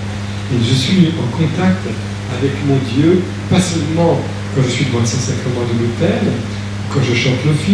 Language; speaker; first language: French; native; French